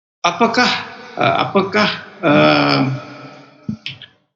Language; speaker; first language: Indonesian; native; Indonesian